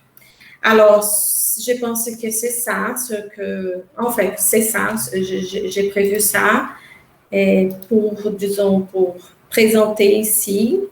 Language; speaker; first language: French; non-native, fluent; Portuguese